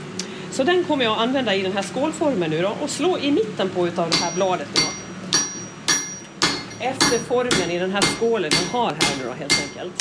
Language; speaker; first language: Swedish; native; Swedish